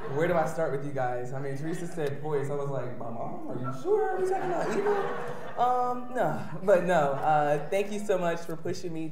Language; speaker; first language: English; native; English